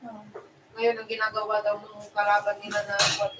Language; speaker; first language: Filipino; native; Filipino